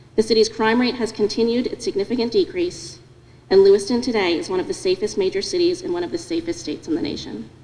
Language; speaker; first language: English; native; English